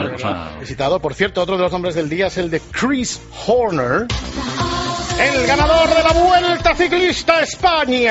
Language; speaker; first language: Spanish; native; Spanish